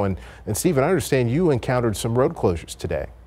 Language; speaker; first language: English; native; English